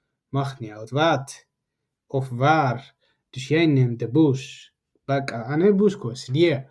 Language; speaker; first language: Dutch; non-native, learner; Tigrinya